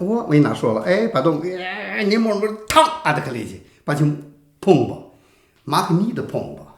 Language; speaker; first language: Russian; non-native, learner; Chinese